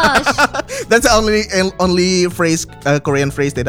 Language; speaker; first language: English; non-native, fluent; Indonesian